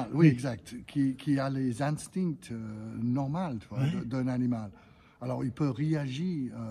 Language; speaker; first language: French; non-native, fluent; English